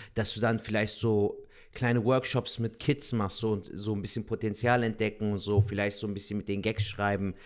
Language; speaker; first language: German; early bilingual, other home language; Turkish